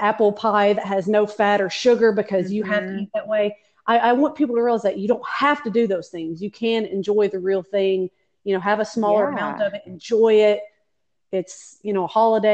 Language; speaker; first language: English; native; English